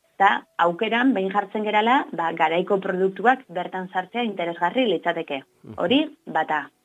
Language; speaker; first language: Basque; native; Basque